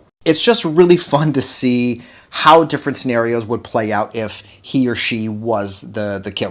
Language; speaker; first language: English; native; English